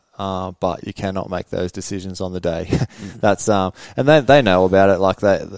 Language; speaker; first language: English; early bilingual, other home language; Swedish